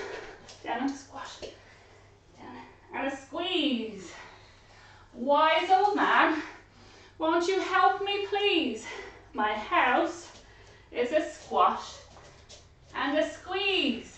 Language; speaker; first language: English; native; English